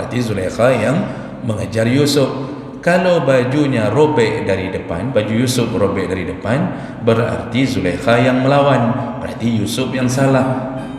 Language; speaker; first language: Malay; non-native, local second language; Achinese